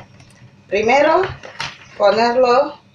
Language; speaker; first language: Spanish; non-native, learner; Indonesian